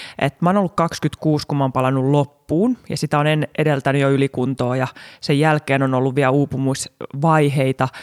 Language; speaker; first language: Finnish; native; Finnish